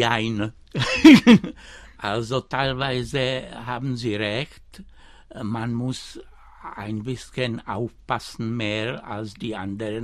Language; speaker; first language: German; non-native, fluent; Czech